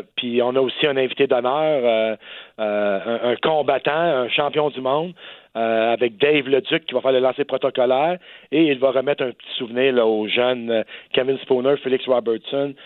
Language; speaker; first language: French; native; French